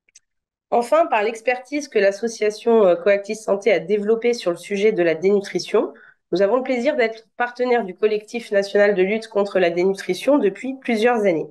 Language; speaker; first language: French; native; French